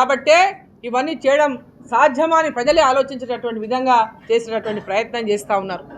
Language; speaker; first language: Telugu; native; Telugu